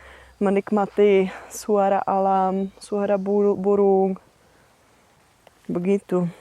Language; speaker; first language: Indonesian; non-native, fluent; Czech